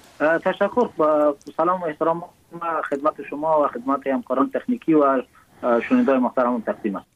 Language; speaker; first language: Persian; non-native, local second language; Pashto